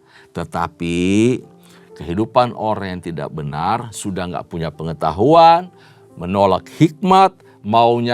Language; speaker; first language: Indonesian; native; Indonesian